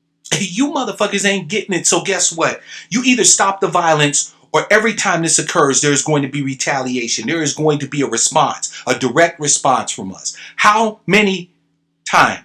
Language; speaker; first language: English; native; English